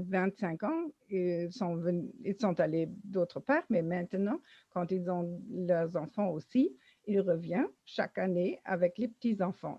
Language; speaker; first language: French; non-native, learner; German